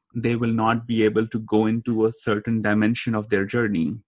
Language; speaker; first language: English; non-native, local second language; Hindi